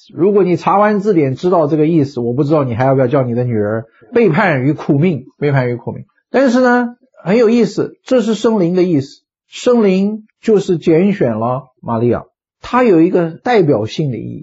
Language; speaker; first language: Chinese; native; Chinese